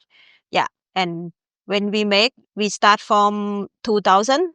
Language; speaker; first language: English; non-native, learner; Thai